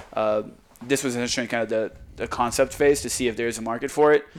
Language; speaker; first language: English; non-native, fluent; Croatian